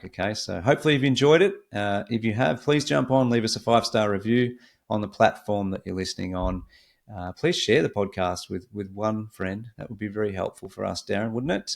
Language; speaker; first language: English; native; English